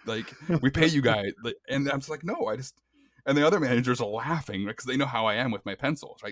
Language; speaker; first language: English; native; English